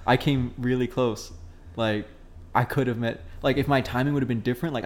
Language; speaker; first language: English; native; English